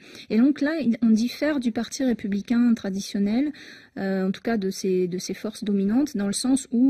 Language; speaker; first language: French; native; French